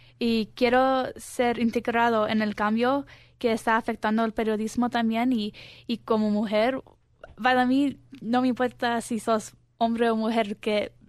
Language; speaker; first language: Spanish; early bilingual, heritage; Spanish